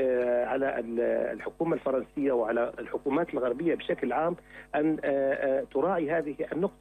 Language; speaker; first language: Arabic; native; Arabic